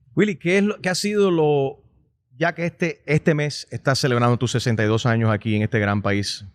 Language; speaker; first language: Spanish; early bilingual, heritage; Spanish